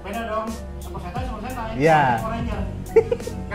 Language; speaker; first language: Indonesian; native; Indonesian